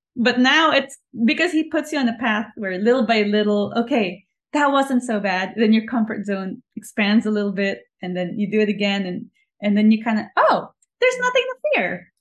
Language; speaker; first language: English; non-native, local second language; Filipino